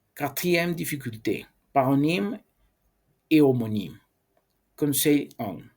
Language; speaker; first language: French; non-native, learner; Spanish